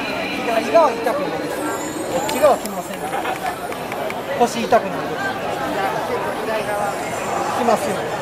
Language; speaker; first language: Japanese; native; Japanese